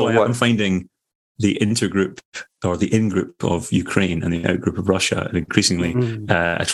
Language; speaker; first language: English; native; English